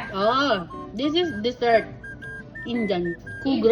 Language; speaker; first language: English; non-native, local second language; Filipino